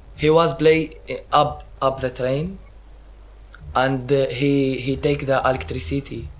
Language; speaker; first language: English; non-native, learner; Arabic